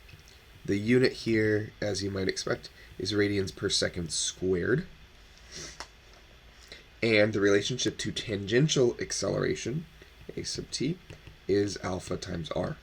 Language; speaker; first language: English; native; English